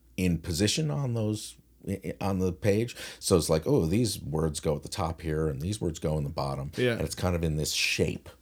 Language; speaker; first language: English; native; English